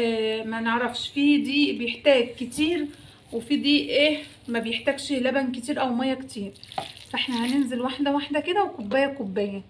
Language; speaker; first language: Arabic; native; Arabic